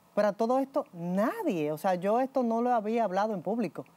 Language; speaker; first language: Spanish; native; Spanish